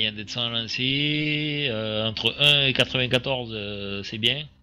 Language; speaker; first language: French; native; French